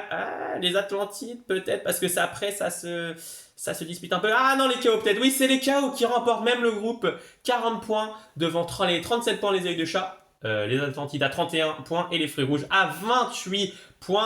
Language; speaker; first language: French; native; French